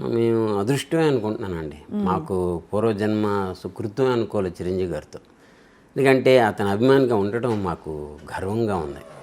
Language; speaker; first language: Telugu; native; Telugu